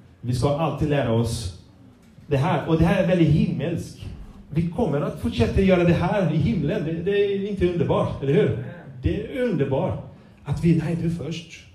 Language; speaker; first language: Swedish; non-native, fluent; Portuguese